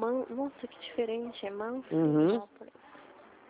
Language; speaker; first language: Portuguese; native; Portuguese